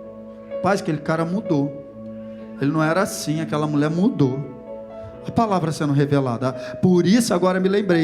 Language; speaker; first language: Portuguese; native; Portuguese